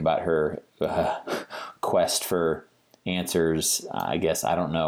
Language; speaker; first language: English; native; English